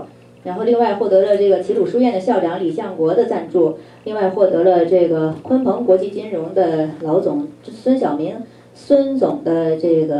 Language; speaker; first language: Chinese; native; Chinese